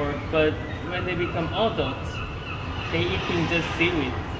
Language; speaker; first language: English; non-native, learner; Korean